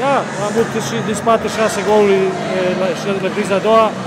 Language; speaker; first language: Romanian; non-native, fluent; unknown